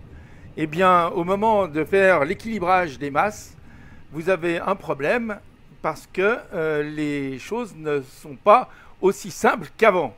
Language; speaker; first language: French; native; French